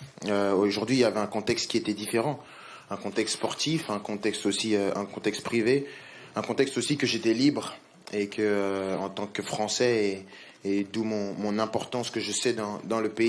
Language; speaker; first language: French; native; French